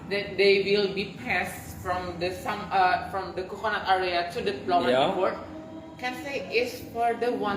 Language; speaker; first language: English; non-native, learner; Indonesian